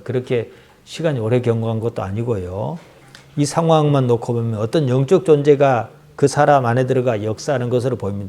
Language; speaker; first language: Korean; native; Korean